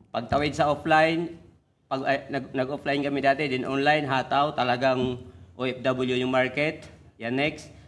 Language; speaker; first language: Filipino; non-native, local second language; Masbatenyo